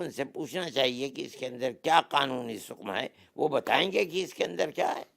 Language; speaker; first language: Urdu; native; Urdu